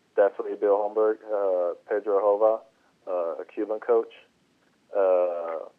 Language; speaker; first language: English; non-native, fluent; Italian